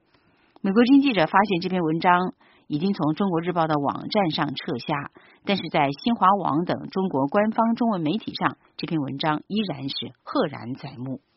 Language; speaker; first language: Chinese; native; Chinese